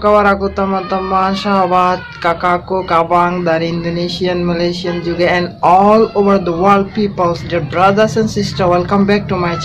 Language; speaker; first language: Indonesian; non-native, learner; Bangla